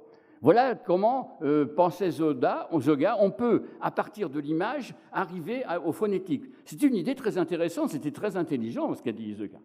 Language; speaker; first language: French; native; French